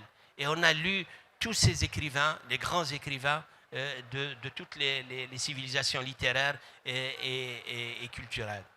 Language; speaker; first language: French; non-native, local second language; Arabic